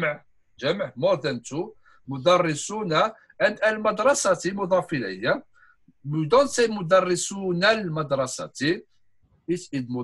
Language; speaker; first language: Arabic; non-native, fluent; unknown